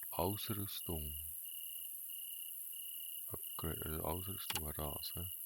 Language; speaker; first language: German; native; German